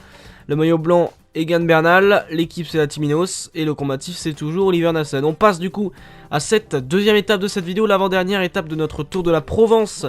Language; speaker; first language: French; native; French